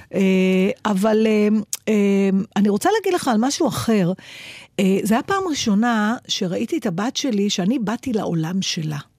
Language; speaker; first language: Hebrew; native; Hebrew